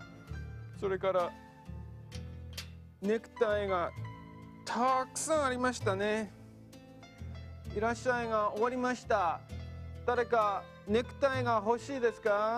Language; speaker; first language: Japanese; non-native, fluent; English